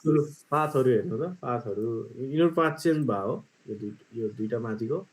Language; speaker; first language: Nepali; native; Nepali